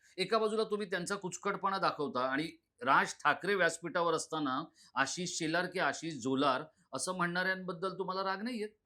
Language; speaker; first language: Marathi; native; Marathi